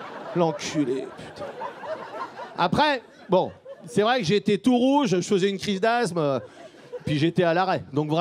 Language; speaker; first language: French; native; French